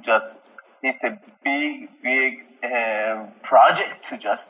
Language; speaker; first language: English; non-native, fluent; Persian